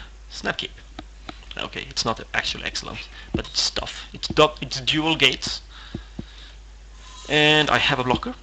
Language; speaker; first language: English; non-native, fluent; Swedish